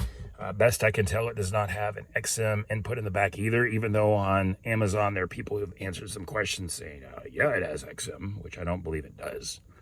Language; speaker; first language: English; native; English